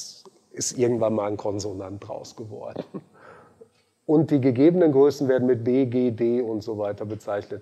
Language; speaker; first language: German; native; German